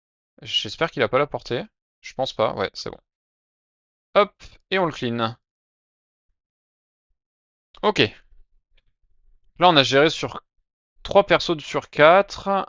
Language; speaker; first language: French; native; French